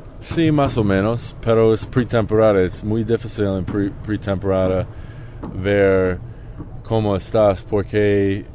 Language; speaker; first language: Spanish; non-native, learner; English